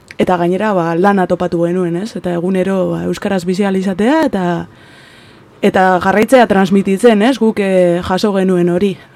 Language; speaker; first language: Basque; non-native, local second language; Spanish